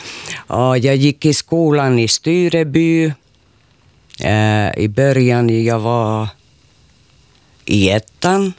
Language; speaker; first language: Swedish; non-native, local second language; Finnish